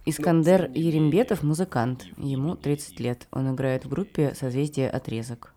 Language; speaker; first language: Russian; native; Russian